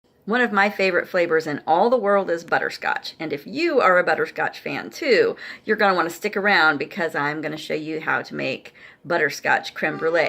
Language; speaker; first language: English; native; English